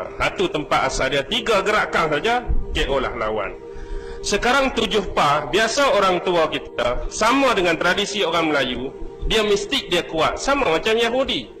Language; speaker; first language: Malay; native; Malay